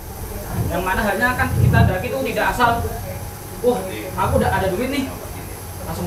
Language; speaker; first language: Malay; non-native, local second language; Javanese